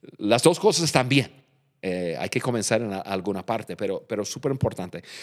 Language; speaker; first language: Spanish; non-native, fluent; English